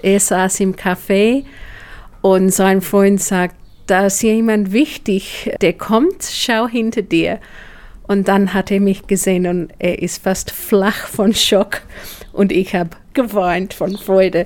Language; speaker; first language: German; non-native, fluent; English